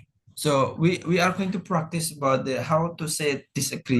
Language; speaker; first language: English; non-native, fluent; Indonesian